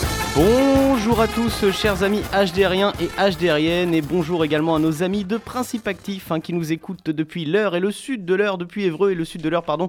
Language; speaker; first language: French; native; French